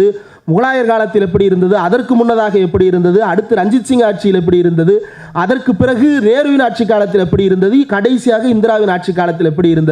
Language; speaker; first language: Tamil; native; Tamil